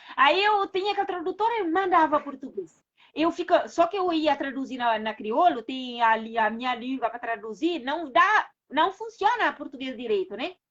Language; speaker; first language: Portuguese; non-native, local second language; Kabuverdianu